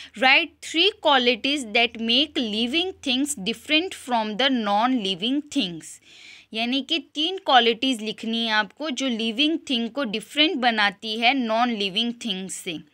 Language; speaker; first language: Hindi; non-native, local second language; Gujarati